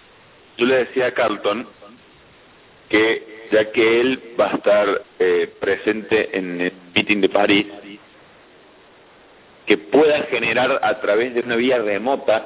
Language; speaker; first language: Spanish; native; Spanish